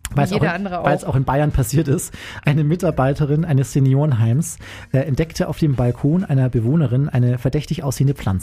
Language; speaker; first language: German; native; German